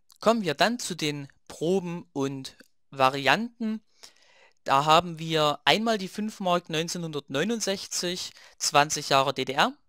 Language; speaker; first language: German; native; German